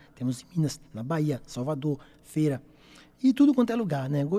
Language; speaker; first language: Portuguese; native; Portuguese